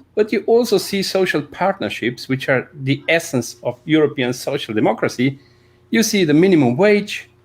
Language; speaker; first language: English; non-native, fluent; Slovenian